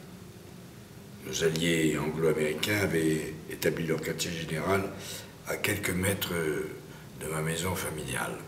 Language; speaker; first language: French; native; French